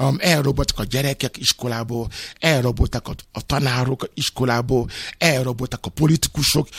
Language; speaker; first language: Hungarian; non-native, fluent; Yoruba